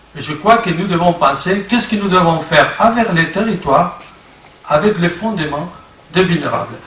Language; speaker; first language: French; non-native, learner; Spanish